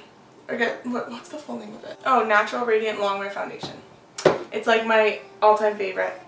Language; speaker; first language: English; native; English